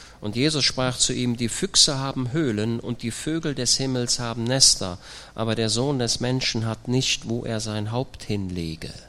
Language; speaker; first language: German; native; German